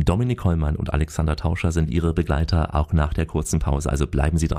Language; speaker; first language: German; native; German